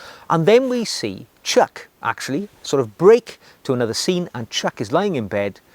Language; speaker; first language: English; native; English